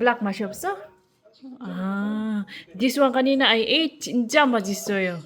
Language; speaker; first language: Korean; non-native, learner; Cebuano